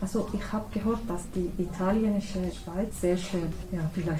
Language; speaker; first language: German; non-native, learner; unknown